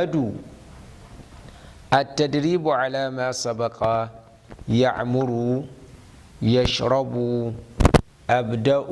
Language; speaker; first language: Arabic; non-native, fluent; Hausa